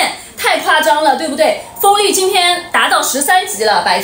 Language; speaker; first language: Chinese; native; Chinese